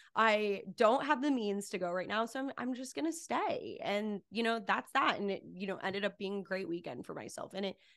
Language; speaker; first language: English; native; English